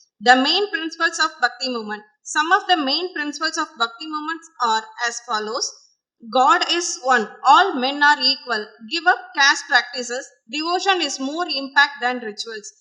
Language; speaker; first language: English; non-native, local second language; Tamil